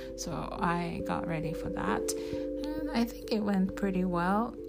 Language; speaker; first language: English; non-native, fluent; Japanese